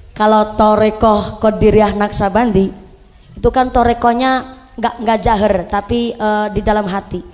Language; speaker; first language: Indonesian; non-native, local second language; Javanese